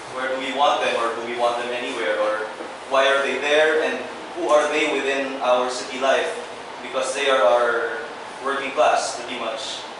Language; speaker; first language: English; non-native, local second language; Filipino